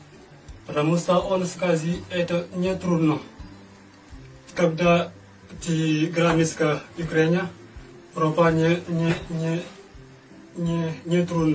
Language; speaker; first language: Russian; non-native, learner; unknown